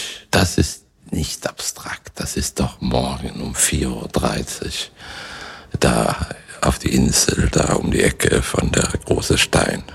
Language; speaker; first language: German; non-native, fluent; Swedish